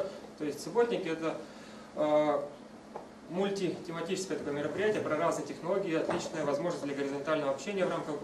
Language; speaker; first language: Russian; native; Russian